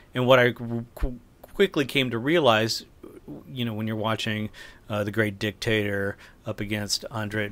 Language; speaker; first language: English; native; English